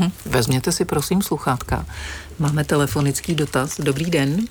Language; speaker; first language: Czech; native; Czech